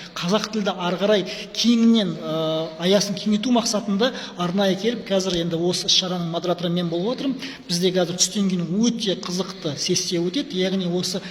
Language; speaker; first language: Kazakh; non-native, local second language; Russian